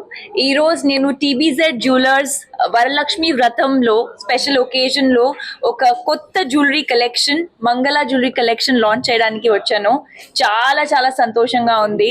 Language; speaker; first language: Telugu; non-native, fluent; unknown